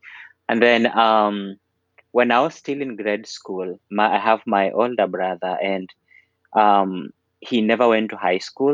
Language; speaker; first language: English; non-native, local second language; Luyia